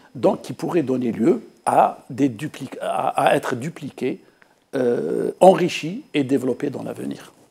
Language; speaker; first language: French; non-native, local second language; Arabic